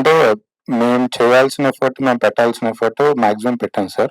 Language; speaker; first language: Telugu; native; Telugu